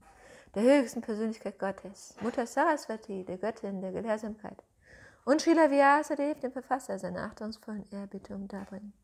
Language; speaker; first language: German; native; German